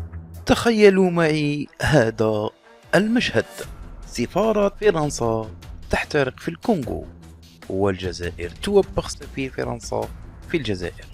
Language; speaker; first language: Arabic; native; Arabic